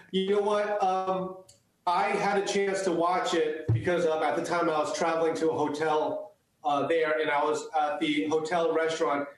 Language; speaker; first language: English; early bilingual, other home language; Chinese